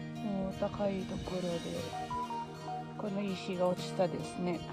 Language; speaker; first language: Japanese; non-native, learner; Filipino